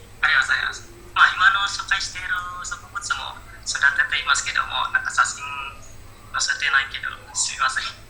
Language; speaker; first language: Japanese; non-native, learner; Indonesian